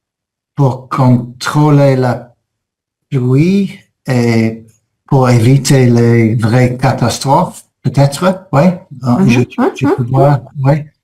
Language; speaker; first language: French; non-native, fluent; English